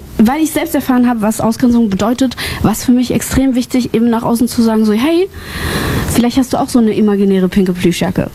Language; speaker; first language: German; early bilingual, other home language; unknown